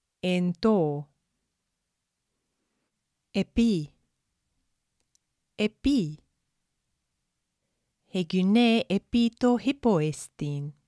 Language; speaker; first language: Greek; non-native, fluent; English